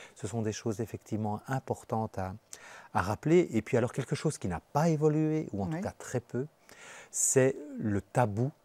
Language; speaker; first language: French; native; French